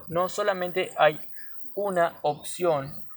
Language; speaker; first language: Spanish; native; Spanish